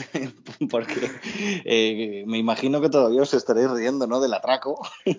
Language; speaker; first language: Spanish; native; Spanish